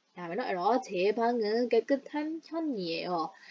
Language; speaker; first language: Korean; non-native, fluent; Burmese